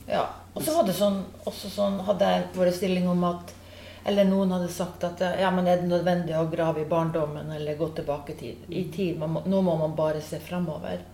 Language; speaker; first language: Norwegian; native; Norwegian